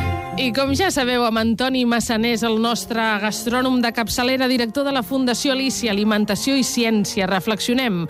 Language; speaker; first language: Catalan; native; Catalan